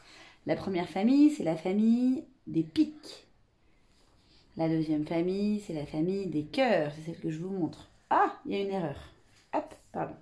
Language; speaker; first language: French; native; French